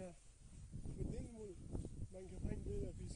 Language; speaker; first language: Danish; non-native, learner; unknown